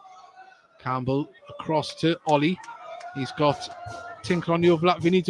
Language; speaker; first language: English; native; English